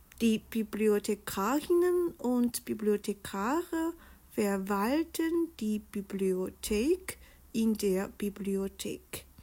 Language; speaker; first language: German; non-native, fluent; Chinese